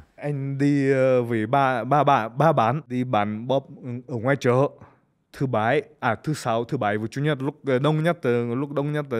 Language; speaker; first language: Vietnamese; early bilingual, heritage; Russian